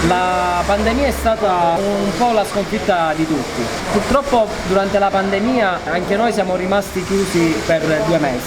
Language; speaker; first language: Italian; native; Italian